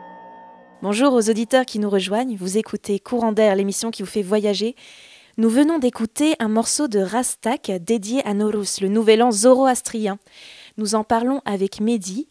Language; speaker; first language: French; native; French